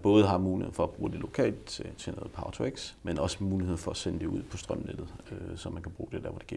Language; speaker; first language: Danish; native; Danish